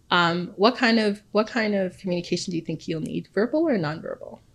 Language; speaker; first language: English; early bilingual, other home language; Akan